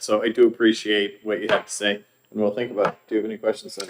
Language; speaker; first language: English; native; English